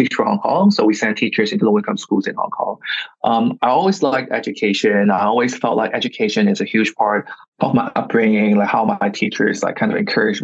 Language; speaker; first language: English; non-native, local second language; Cantonese